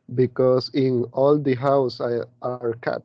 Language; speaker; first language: English; non-native, learner; Spanish